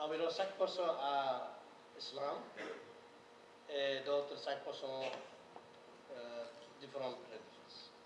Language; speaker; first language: French; non-native, learner; Nepali